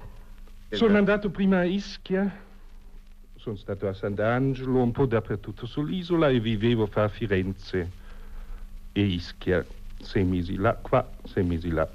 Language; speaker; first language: Italian; non-native, fluent; German